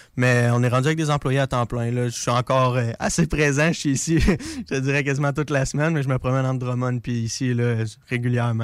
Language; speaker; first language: French; native; French